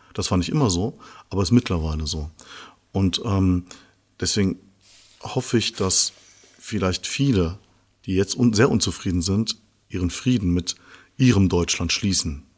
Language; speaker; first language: German; early bilingual, other home language; Persian